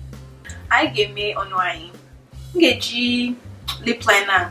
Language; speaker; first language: Igbo; early bilingual, heritage; English